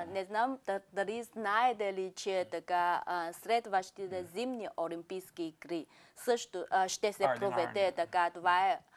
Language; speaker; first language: Bulgarian; non-native, fluent; Chinese